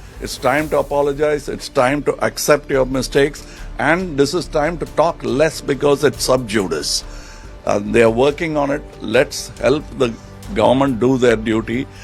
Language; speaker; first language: English; non-native, local second language; Tamil